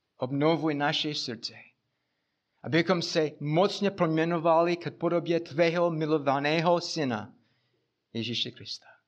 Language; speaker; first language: Czech; non-native, fluent; English